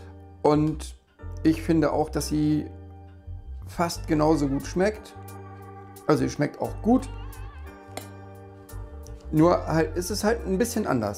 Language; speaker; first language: German; native; German